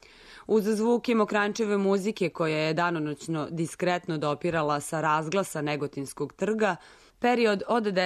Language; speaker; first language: Serbian; native; Serbian